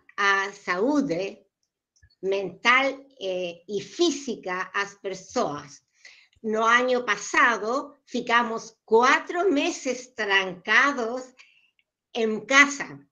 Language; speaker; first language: Portuguese; non-native, learner; Spanish